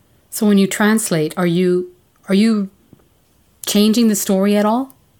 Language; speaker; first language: English; early bilingual, other home language; French